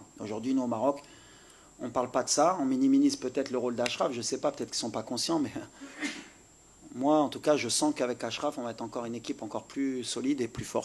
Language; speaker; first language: French; native; French